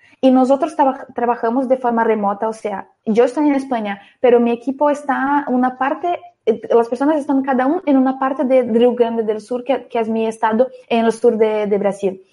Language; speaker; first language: Spanish; non-native, fluent; Portuguese